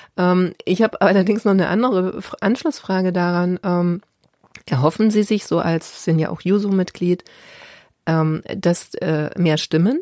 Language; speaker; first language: German; native; German